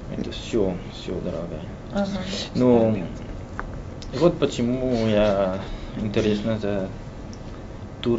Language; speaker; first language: Russian; non-native, learner; French